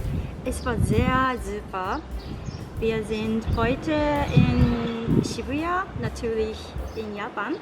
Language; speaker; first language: German; non-native, learner; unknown